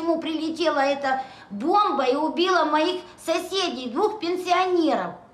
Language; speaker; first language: Russian; native; Russian